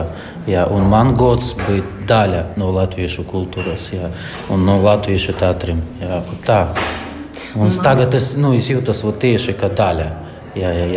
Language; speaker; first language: Latvian; non-native, learner; Russian